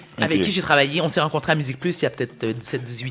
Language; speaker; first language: French; native; French